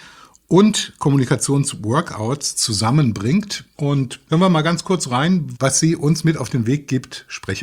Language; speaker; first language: German; native; German